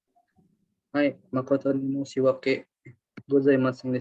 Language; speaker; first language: Japanese; non-native, learner; Indonesian